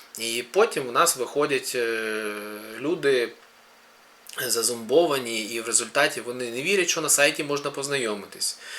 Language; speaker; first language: Ukrainian; native; Ukrainian